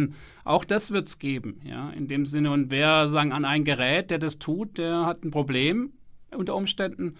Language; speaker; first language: German; native; German